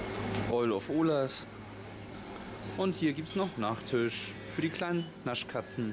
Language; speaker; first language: German; native; German